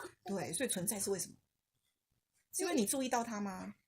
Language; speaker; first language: Chinese; native; Chinese